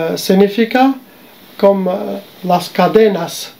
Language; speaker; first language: Spanish; non-native, learner; Arabic